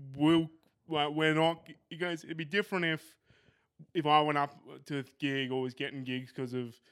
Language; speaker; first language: English; native; English